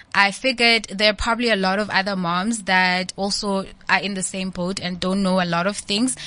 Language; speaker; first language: English; non-native, local second language; Southern Sotho